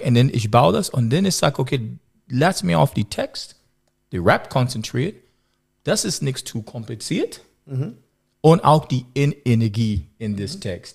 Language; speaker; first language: German; non-native, learner; English